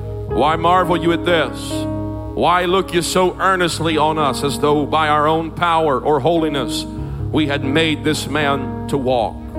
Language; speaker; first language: English; native; English